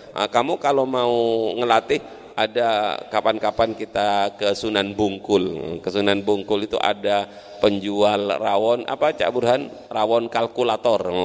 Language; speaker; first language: Indonesian; non-native, local second language; Madurese